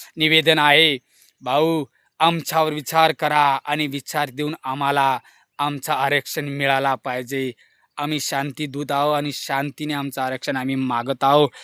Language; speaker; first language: Marathi; non-native, local second language; Lambadi